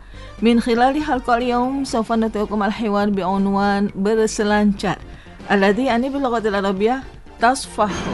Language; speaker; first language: Arabic; non-native, fluent; Indonesian